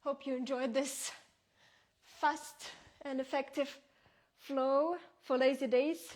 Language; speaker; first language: English; non-native, fluent; Ukrainian